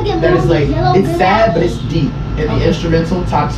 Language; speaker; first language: English; non-native, fluent; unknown